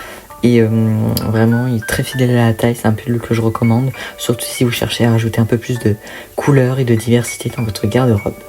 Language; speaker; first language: French; native; French